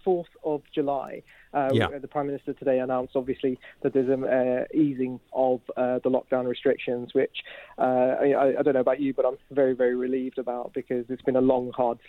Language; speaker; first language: English; native; English